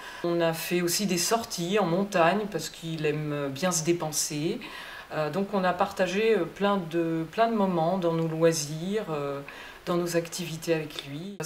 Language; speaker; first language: French; native; French